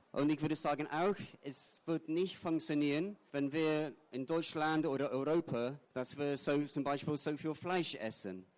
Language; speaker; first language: German; non-native, fluent; English